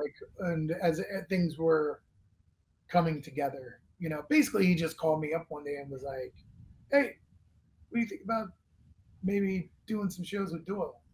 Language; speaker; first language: English; native; English